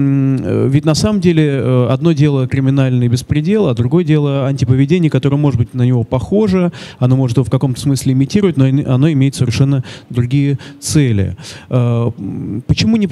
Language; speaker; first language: Russian; native; Russian